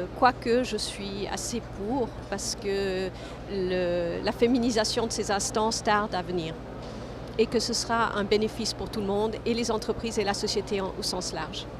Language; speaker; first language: French; non-native, fluent; English